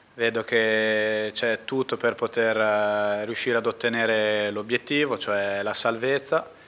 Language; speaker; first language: Italian; native; Italian